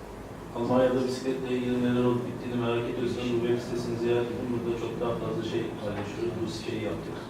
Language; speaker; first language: Turkish; native; Turkish